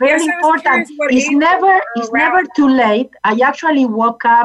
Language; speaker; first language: English; non-native, fluent; Spanish